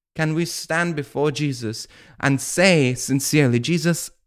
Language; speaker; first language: English; non-native, fluent; Maltese